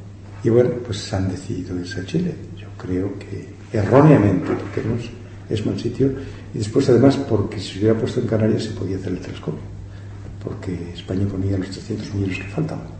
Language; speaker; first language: Spanish; native; Spanish